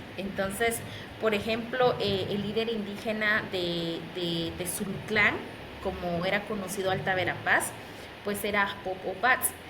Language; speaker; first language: Spanish; non-native, local second language; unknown